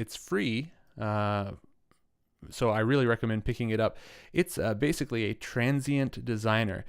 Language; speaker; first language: English; native; English